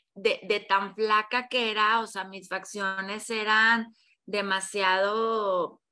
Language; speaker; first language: Spanish; native; Spanish